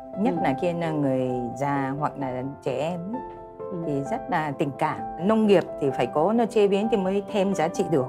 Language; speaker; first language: Vietnamese; non-native, fluent; Japanese